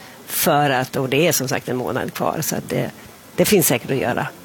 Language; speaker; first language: Swedish; native; Swedish